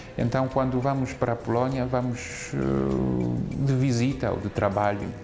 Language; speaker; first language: Portuguese; non-native, fluent; Polish